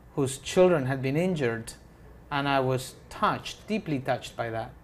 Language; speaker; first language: English; non-native, fluent; Spanish